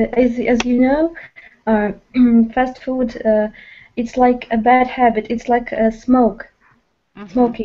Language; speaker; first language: English; non-native, learner; Russian